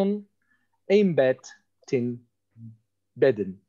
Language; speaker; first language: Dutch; non-native, fluent; Turkish